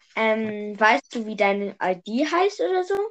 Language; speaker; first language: German; early bilingual, other home language; Vietnamese